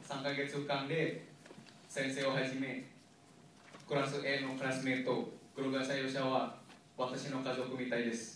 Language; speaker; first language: Japanese; non-native, learner; Indonesian